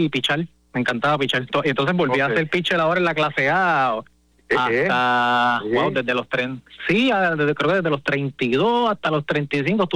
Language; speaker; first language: Spanish; native; Spanish